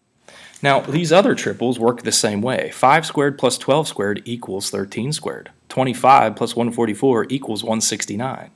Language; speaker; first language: English; native; English